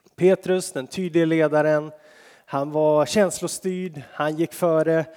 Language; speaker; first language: Swedish; native; Swedish